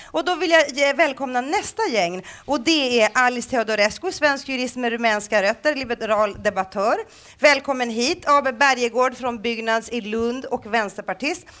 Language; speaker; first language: Swedish; native; Swedish